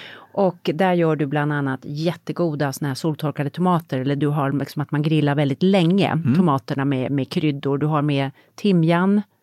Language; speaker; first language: Swedish; native; Swedish